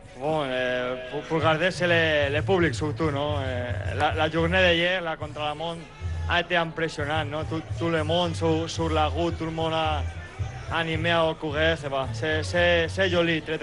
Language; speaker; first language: French; non-native, learner; Spanish